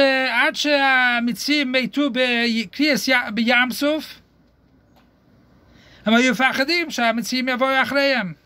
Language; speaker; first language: Hebrew; non-native, fluent; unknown